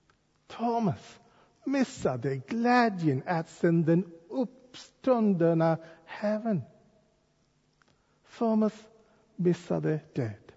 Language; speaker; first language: Swedish; non-native, fluent; English